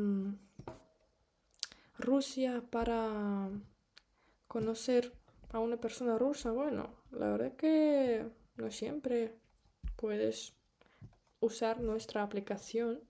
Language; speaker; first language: Spanish; non-native, fluent; Russian